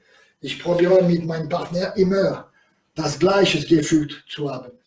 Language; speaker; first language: German; non-native, learner; French